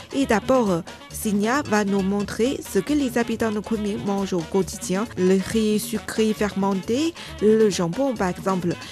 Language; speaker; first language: French; non-native, fluent; Ukrainian